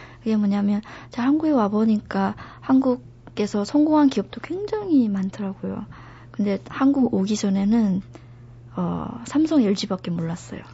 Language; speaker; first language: Korean; non-native, fluent; Chinese